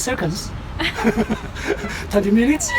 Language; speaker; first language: English; non-native, learner; Chinese